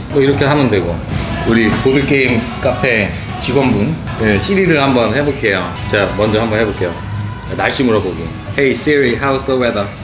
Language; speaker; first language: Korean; native; Korean